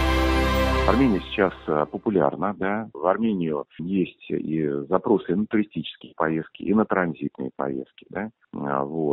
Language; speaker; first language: Russian; native; Russian